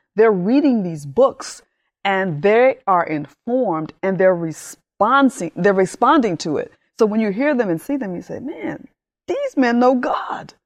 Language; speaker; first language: English; early bilingual, other home language; Spanish